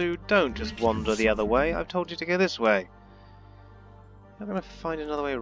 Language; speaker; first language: English; native; English